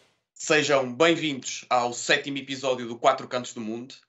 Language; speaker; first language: Portuguese; native; Portuguese